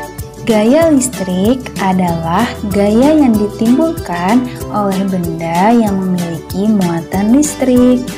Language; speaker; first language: Indonesian; native; Indonesian